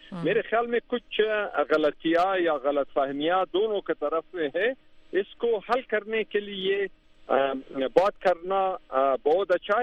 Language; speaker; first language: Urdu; non-native, fluent; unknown